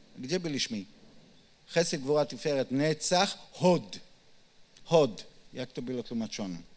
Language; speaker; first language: Polish; non-native, learner; Hebrew